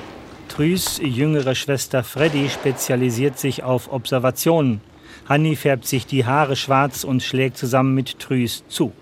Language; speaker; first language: German; native; German